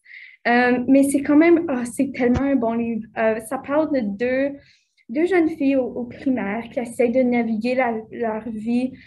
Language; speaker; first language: French; native; French